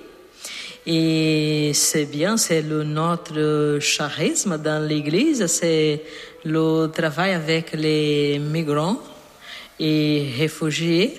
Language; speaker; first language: French; non-native, learner; Portuguese